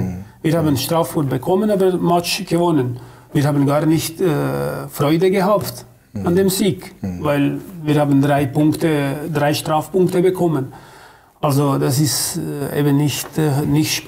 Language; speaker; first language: German; non-native, fluent; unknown